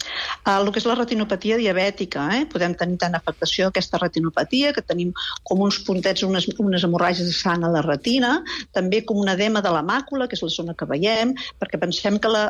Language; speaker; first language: Catalan; native; Catalan